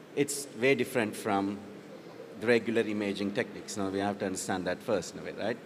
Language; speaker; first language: English; non-native, local second language; Telugu